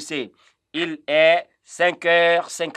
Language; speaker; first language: French; non-native, fluent; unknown